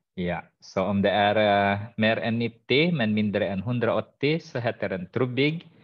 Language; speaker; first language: Swedish; non-native, fluent; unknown